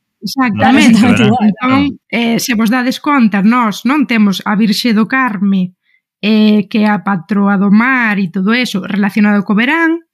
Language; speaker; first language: Galician; native; Galician